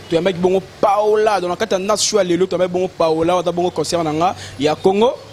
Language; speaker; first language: Lingala; native; Lingala